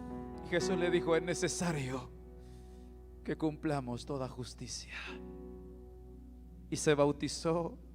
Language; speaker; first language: Spanish; native; Spanish